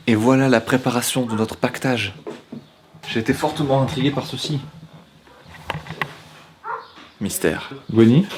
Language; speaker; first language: French; native; French